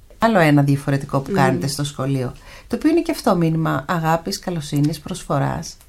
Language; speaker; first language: Greek; native; Greek